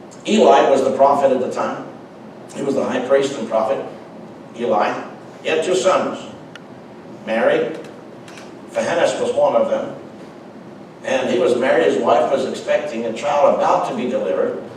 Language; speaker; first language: English; native; English